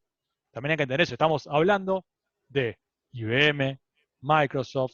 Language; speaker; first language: Spanish; native; Spanish